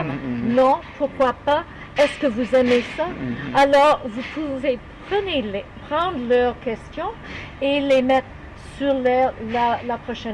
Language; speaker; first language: French; non-native, learner; English